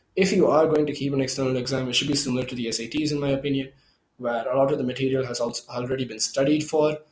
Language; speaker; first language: English; non-native, local second language; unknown